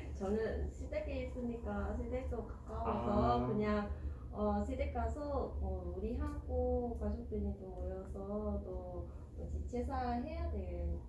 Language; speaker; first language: Korean; non-native, learner; Vietnamese